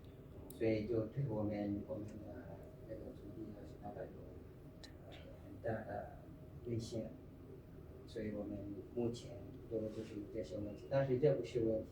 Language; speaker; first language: Chinese; non-native, fluent; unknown